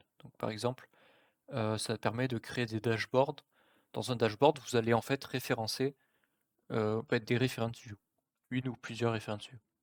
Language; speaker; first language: French; native; French